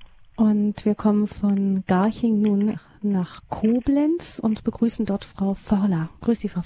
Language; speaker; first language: German; native; German